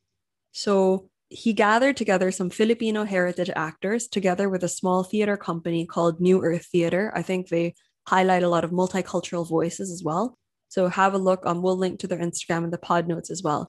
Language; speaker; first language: English; non-native, local second language; Filipino